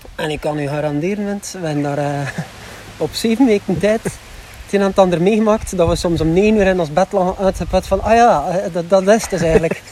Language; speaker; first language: Dutch; native; Dutch